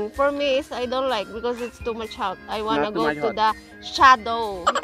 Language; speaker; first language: English; non-native, local second language; Filipino